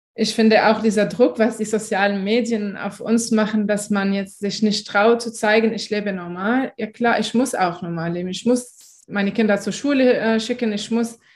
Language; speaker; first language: German; non-native, fluent; Arabic